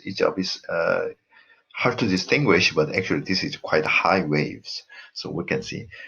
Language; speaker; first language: English; non-native, fluent; Korean